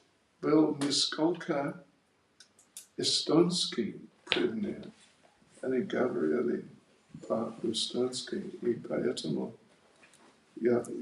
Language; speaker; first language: Russian; non-native, learner; English